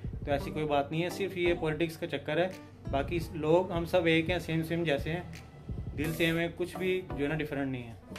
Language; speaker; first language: Urdu; native; Urdu